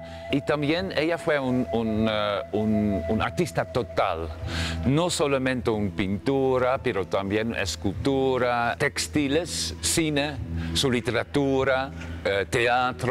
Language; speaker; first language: Spanish; non-native, fluent; English